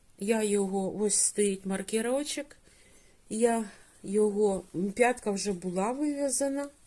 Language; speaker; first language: Ukrainian; non-native, local second language; Russian